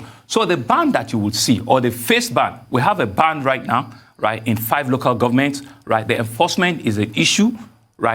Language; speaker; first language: English; non-native, local second language; Yoruba